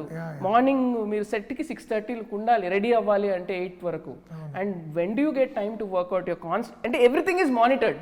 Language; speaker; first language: Telugu; native; Telugu